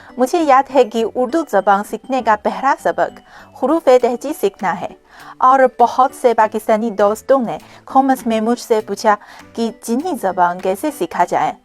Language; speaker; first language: Urdu; non-native, fluent; Chinese